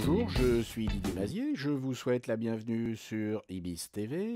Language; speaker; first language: French; native; French